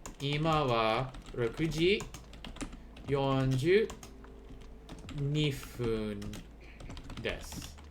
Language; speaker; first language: Japanese; non-native, learner; English